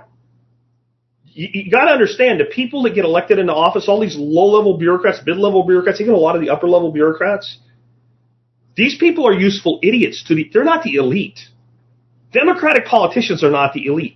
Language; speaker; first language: English; native; English